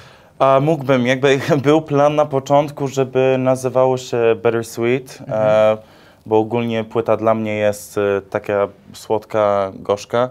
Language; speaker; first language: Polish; early bilingual, heritage; English